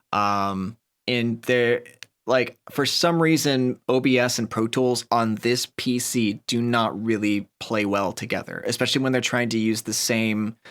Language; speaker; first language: English; native; English